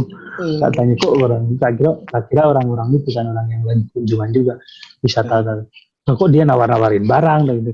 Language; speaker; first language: Indonesian; native; Indonesian